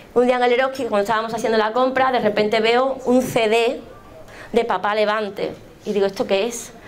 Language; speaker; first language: Spanish; native; Spanish